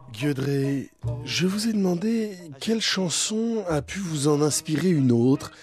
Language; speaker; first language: French; native; French